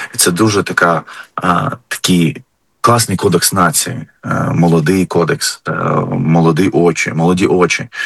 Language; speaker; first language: Ukrainian; non-native, fluent; Arabic